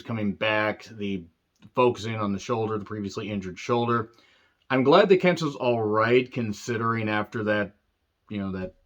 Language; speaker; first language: English; native; English